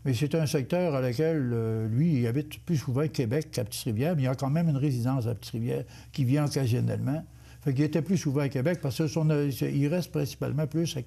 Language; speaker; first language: French; native; French